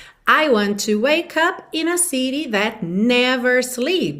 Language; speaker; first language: English; non-native, fluent; Portuguese